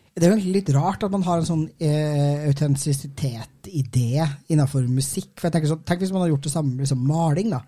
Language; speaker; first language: Norwegian; native; Norwegian